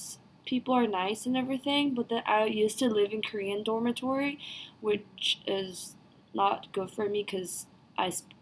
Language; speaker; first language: English; non-native, fluent; Korean